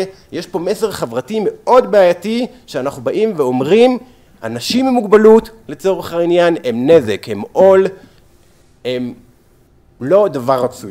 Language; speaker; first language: Hebrew; native; Hebrew